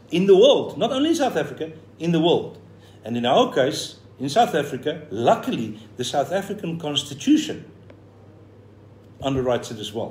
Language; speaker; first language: English; non-native, local second language; Afrikaans